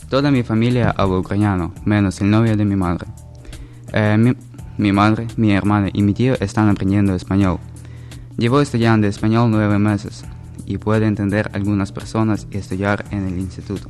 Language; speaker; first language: Spanish; non-native, learner; Ukrainian